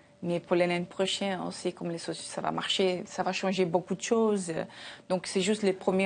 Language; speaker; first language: French; non-native, learner; Portuguese